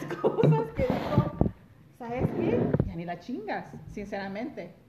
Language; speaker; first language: Spanish; early bilingual, heritage; Spanish